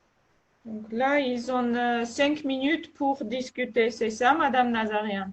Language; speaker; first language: French; non-native, fluent; Armenian